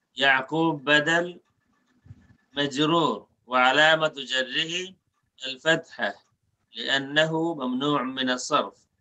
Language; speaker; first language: Arabic; non-native, fluent; Bangla